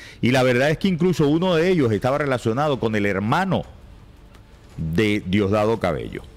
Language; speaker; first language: Spanish; native; Spanish